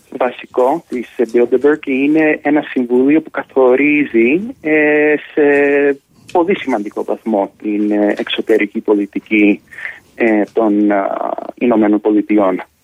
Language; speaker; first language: Greek; early bilingual, heritage; Greek